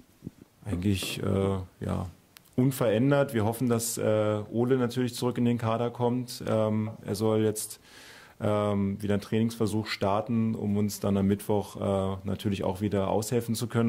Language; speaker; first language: German; native; German